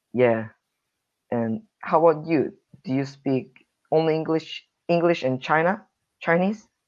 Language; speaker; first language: English; non-native, learner; Korean